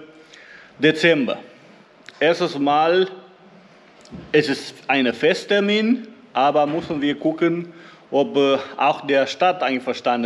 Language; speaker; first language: German; non-native, learner; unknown